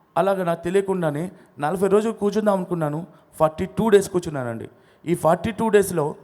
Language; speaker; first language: Telugu; non-native, local second language; Odia